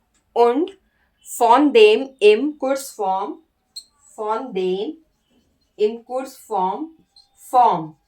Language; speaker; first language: German; non-native, learner; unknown